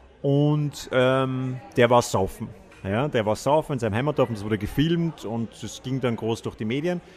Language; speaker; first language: German; native; German